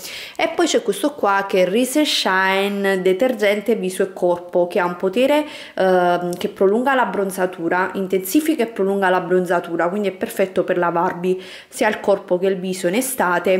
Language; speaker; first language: Italian; native; Italian